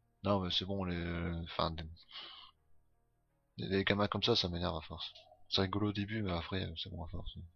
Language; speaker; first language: French; native; French